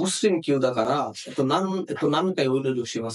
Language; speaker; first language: Japanese; non-native, fluent; Bangla